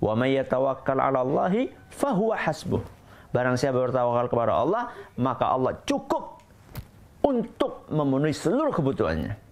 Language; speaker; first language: Indonesian; native; Indonesian